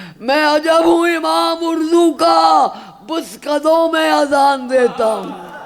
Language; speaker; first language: Urdu; native; Urdu